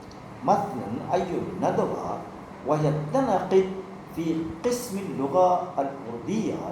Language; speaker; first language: Arabic; non-native, fluent; Urdu